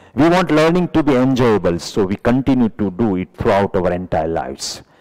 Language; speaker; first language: English; non-native, local second language; Gujarati